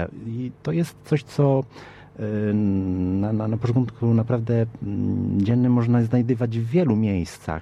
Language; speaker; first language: Polish; early bilingual, heritage; Polish